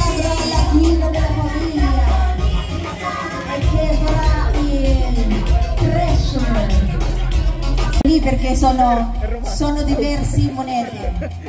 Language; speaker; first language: Italian; non-native, learner; Filipino